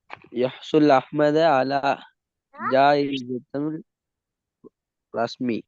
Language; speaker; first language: Arabic; non-native, learner; Tamil